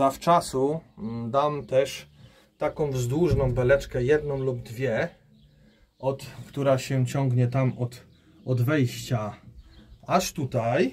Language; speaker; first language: Polish; native; Polish